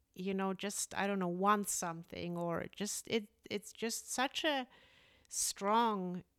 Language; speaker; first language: English; early bilingual, other home language; Polish